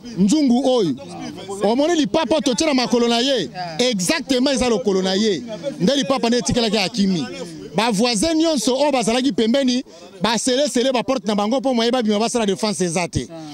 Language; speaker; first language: Lingala; native; Lingala